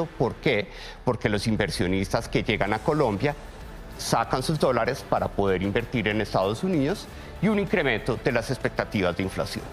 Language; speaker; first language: Spanish; native; Spanish